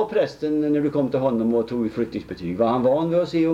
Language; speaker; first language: Swedish; native; Swedish